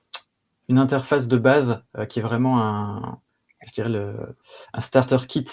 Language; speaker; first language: French; native; French